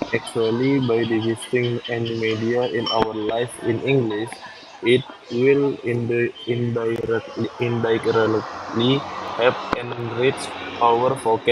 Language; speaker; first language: English; non-native, learner; Indonesian